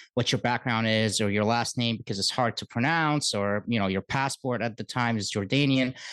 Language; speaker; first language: English; early bilingual, other home language; Arabic